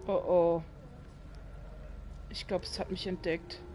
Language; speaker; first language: German; native; German